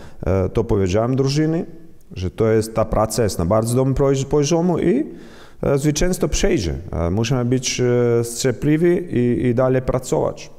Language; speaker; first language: Polish; non-native, learner; Croatian